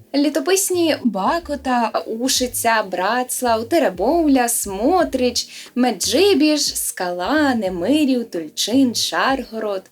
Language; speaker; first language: Ukrainian; native; Ukrainian